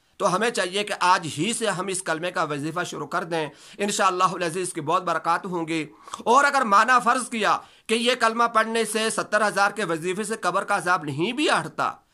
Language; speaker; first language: Urdu; native; Urdu